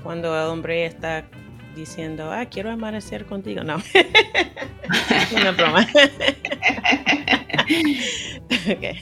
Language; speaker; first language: Spanish; non-native, fluent; English